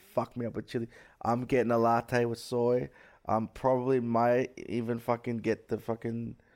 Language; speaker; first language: English; early bilingual, other home language; Hindi